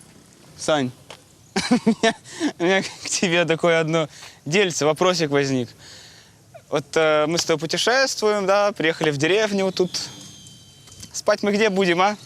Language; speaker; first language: Russian; native; Russian